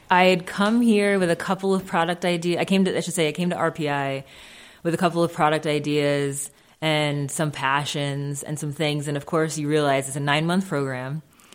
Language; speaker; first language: English; native; English